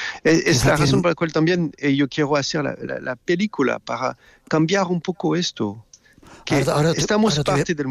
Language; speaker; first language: Spanish; non-native, learner; French